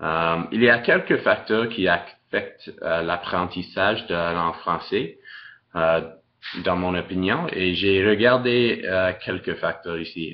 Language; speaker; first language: French; non-native, local second language; English